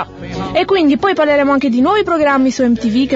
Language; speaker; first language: Italian; native; Italian